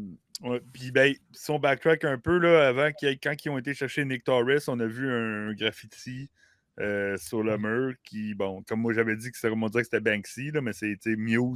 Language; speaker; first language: French; native; French